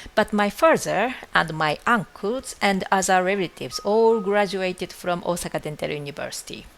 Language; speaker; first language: English; non-native, fluent; Japanese